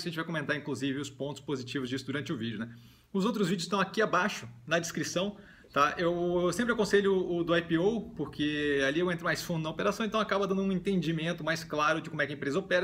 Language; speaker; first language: Portuguese; native; Portuguese